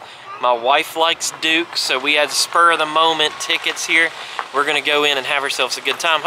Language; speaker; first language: English; native; English